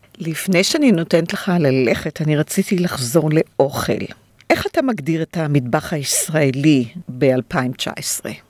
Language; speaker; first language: Hebrew; native; Hebrew